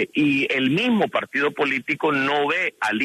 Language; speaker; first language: Spanish; native; Spanish